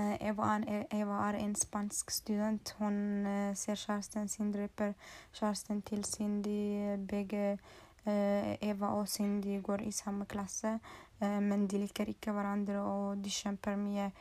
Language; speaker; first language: Swedish; non-native, learner; Norwegian